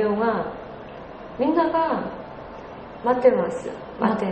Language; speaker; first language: Japanese; non-native, learner; Korean